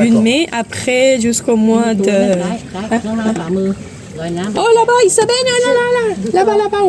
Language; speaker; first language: French; non-native, fluent; Thai